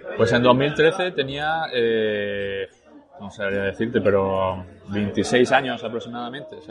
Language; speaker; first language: Spanish; early bilingual, other home language; French